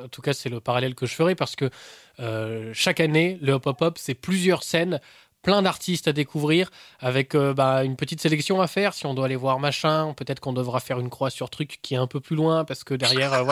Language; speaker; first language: French; native; French